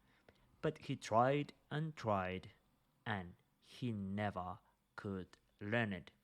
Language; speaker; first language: English; non-native, fluent; Spanish